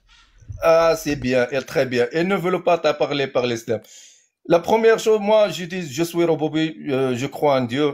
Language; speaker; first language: French; non-native, learner; Arabic